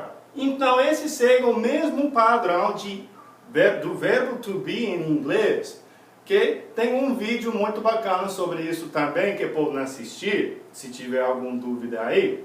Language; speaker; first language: Portuguese; non-native, fluent; English